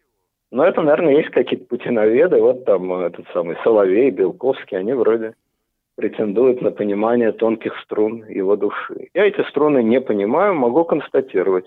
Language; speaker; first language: Russian; native; Russian